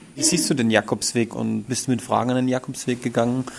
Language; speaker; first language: German; native; German